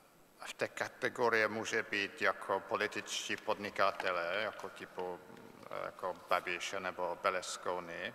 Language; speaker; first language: Czech; non-native, fluent; English